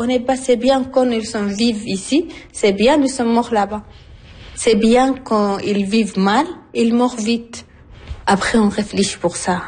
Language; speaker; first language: French; non-native, learner; Arabic